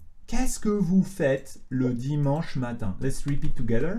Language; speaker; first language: French; native; French